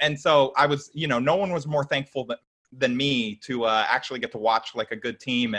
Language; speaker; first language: English; native; English